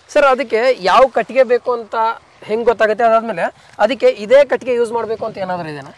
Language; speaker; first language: Kannada; native; Kannada